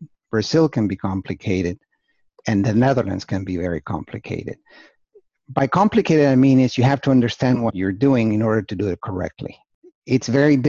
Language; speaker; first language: English; non-native, fluent; Spanish